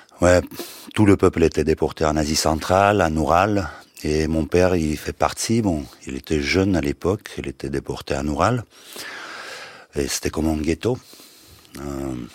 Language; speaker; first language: French; non-native, fluent; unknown